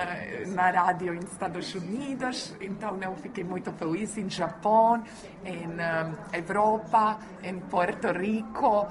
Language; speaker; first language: Portuguese; non-native, learner; Croatian